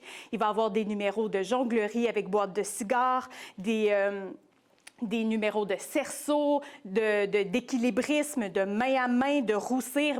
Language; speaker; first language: French; native; French